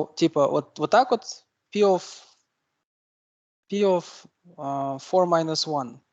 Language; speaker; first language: Russian; native; Russian